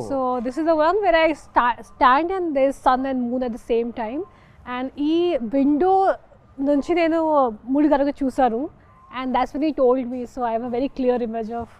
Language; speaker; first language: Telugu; non-native, local second language; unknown